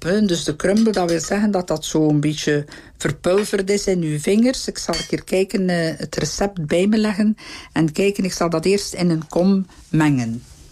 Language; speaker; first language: Dutch; native; Dutch